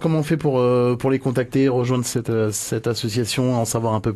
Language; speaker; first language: French; native; French